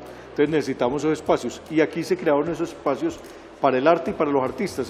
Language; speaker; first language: Spanish; native; Spanish